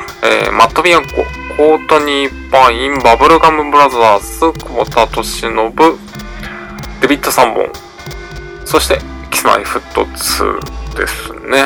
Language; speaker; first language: Japanese; native; Japanese